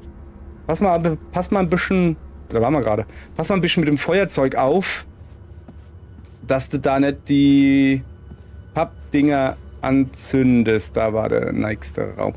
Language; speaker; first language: German; native; German